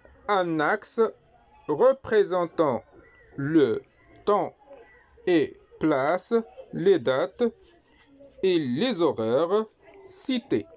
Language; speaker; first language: French; non-native, local second language; Arabic